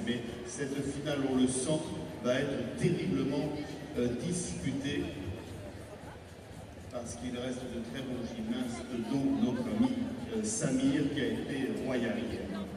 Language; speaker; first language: French; native; French